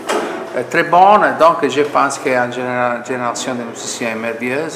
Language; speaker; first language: French; non-native, fluent; Italian